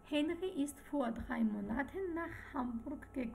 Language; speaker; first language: German; non-native, fluent; Georgian